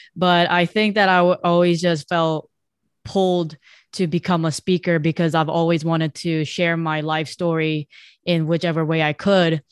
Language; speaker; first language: English; early bilingual, other home language; Korean